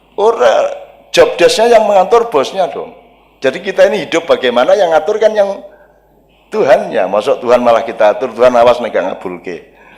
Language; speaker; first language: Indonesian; non-native, local second language; Javanese